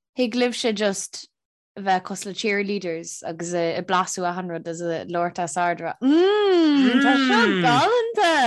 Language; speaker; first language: Irish; native; Irish